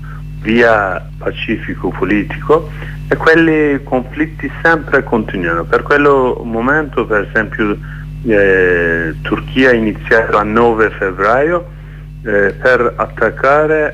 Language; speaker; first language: Italian; non-native, learner; Kurdish